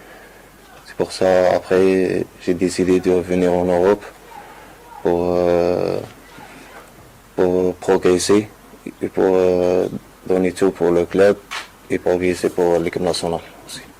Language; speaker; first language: French; non-native, learner; Arabic